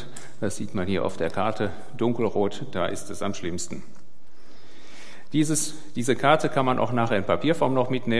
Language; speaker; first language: German; native; German